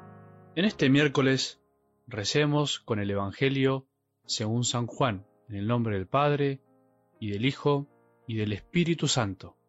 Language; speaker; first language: Spanish; native; Spanish